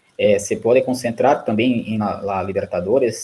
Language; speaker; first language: Spanish; non-native, learner; Portuguese